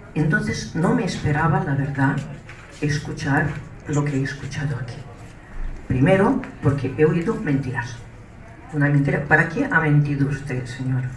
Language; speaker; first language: Spanish; non-native, fluent; Russian